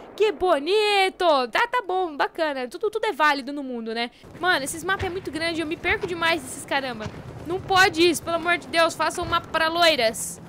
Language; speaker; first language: Portuguese; native; Portuguese